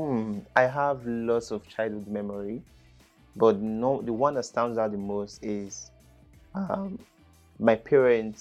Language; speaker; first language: English; native; English